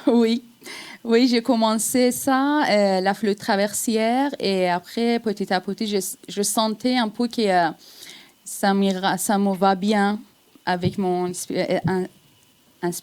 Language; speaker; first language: French; non-native, fluent; Persian